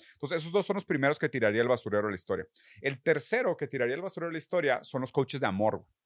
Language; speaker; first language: Spanish; early bilingual, other home language; Portuguese